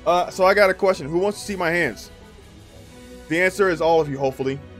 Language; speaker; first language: English; native; English